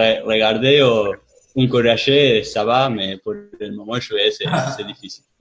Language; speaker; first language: French; non-native, fluent; Spanish